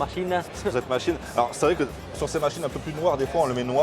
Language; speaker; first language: French; native; French